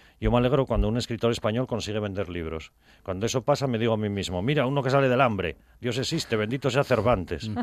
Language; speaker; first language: Spanish; native; Spanish